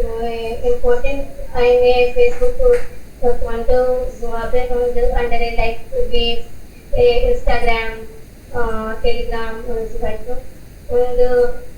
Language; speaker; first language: German; non-native, learner; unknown